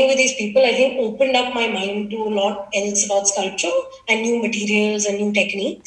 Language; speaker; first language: English; non-native, local second language; Gujarati